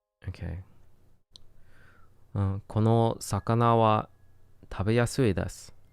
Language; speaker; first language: Japanese; non-native, learner; English